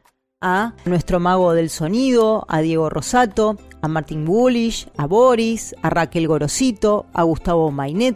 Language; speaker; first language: Spanish; native; Spanish